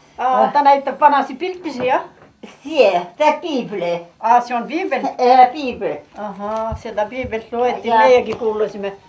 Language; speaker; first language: Estonian; early bilingual, heritage; Estonian